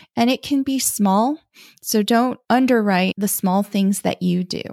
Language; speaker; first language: English; early bilingual, other home language; German